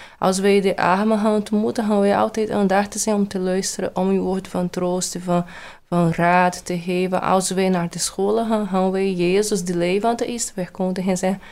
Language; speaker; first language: Dutch; non-native, fluent; Portuguese